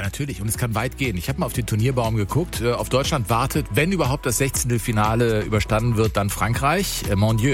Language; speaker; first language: German; native; German